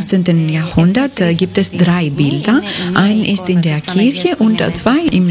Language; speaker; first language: German; non-native, learner; Greek